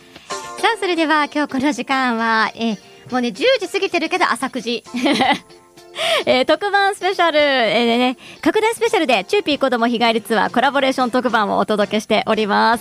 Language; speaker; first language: Japanese; native; Japanese